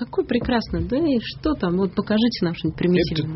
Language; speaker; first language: Russian; native; Russian